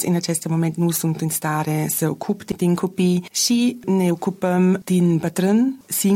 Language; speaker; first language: Romanian; non-native, learner; German